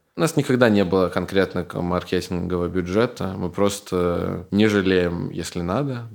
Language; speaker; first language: Russian; native; Russian